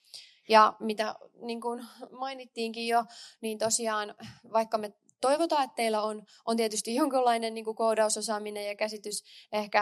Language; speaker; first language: Finnish; native; Finnish